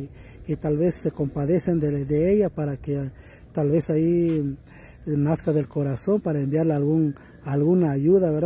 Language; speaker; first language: Spanish; native; Spanish